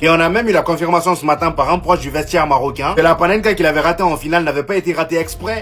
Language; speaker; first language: French; native; French